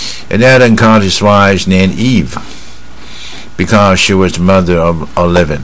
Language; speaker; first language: English; non-native, fluent; Chinese